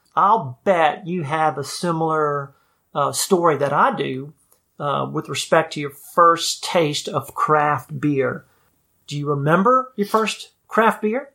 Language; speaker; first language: English; native; English